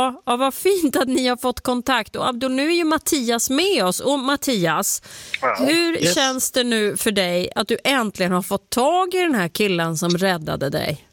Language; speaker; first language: Swedish; native; Swedish